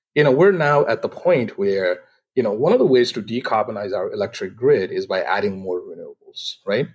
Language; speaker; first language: English; non-native, local second language; Nepali